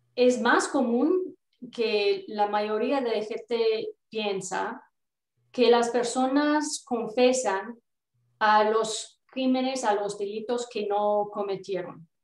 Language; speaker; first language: Spanish; non-native, fluent; English